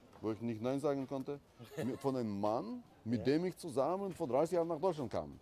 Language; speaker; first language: German; non-native, fluent; Russian